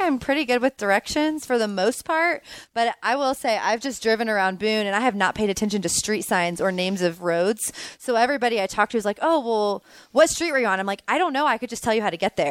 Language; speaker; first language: English; native; English